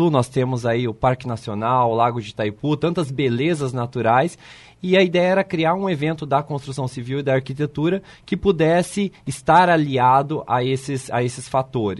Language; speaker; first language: Portuguese; native; Portuguese